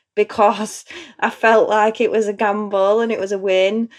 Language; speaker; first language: English; native; English